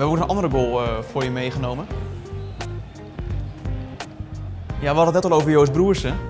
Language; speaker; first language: Dutch; native; Dutch